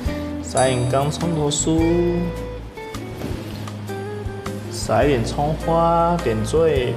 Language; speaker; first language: Chinese; native; Chinese